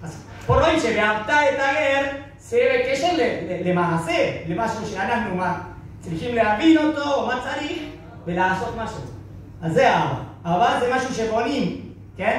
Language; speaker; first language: Hebrew; non-native, fluent; Spanish